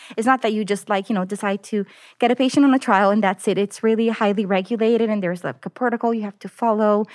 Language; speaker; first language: English; non-native, fluent; Italian